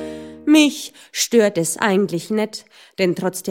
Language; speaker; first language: German; native; German